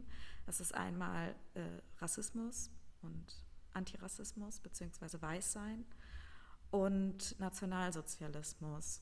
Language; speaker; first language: German; native; German